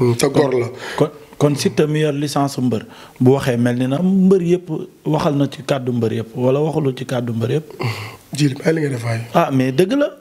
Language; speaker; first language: Wolof; native; Wolof